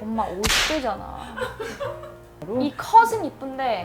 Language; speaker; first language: Korean; early bilingual, heritage; Korean